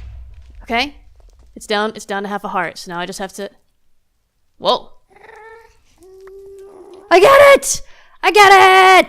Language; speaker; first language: English; native; English